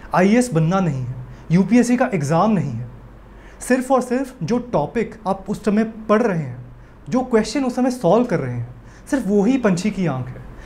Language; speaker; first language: Hindi; native; Hindi